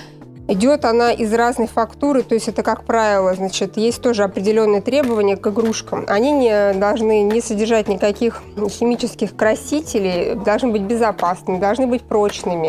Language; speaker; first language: Russian; native; Russian